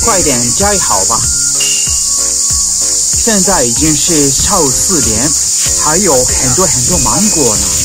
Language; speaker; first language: Chinese; non-native, fluent; Japanese